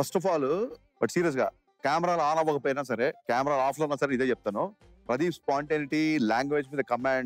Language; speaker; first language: Telugu; native; Telugu